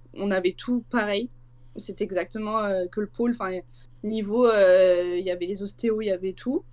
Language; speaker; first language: French; native; French